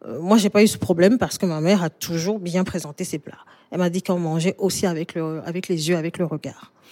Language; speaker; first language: French; native; French